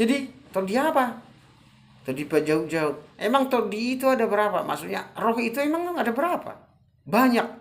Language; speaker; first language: Indonesian; non-native, local second language; Batak Toba